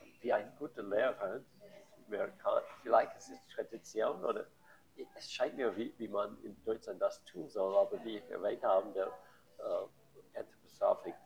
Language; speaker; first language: German; non-native, learner; English